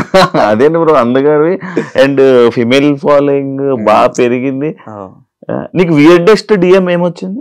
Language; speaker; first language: Telugu; native; Telugu